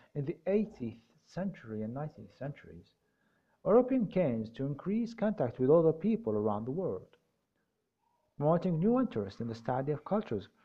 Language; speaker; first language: English; non-native, fluent; Arabic